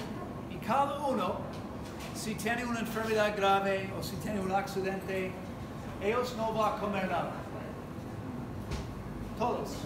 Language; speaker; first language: Spanish; non-native, learner; English